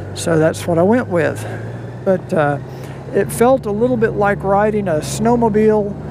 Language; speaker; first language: English; native; English